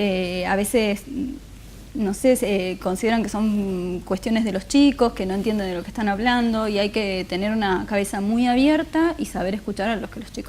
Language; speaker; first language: Spanish; native; Spanish